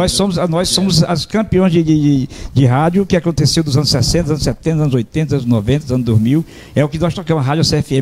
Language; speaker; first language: Portuguese; native; Portuguese